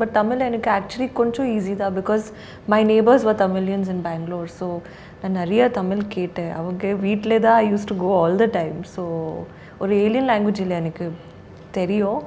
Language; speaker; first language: Tamil; non-native, local second language; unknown